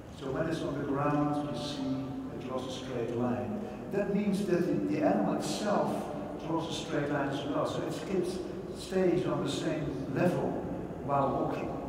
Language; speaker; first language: English; non-native, fluent; Dutch